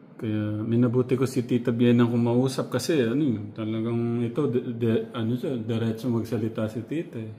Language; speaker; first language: Filipino; native; Filipino